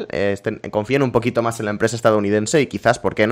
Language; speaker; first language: Spanish; native; Spanish